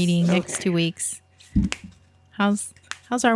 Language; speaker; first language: English; native; English